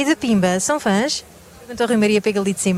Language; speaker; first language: Portuguese; native; Portuguese